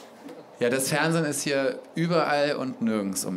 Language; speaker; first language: German; native; German